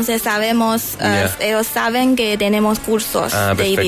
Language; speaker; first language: Spanish; non-native, learner; Chinese